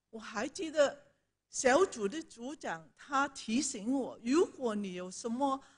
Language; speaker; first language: Chinese; non-native, local second language; Cantonese